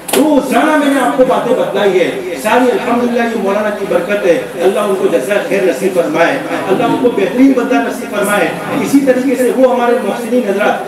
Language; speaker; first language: Hindi; non-native, local second language; Gujarati